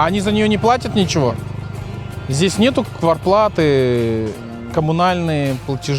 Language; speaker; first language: Russian; native; Russian